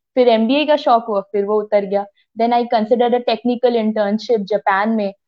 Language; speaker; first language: Hindi; native; Hindi